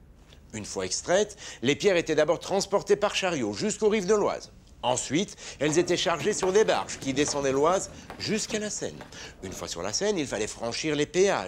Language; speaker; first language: French; native; French